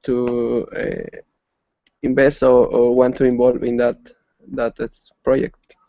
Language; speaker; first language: English; non-native, learner; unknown